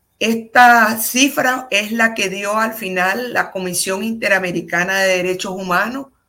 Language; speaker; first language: Spanish; native; Spanish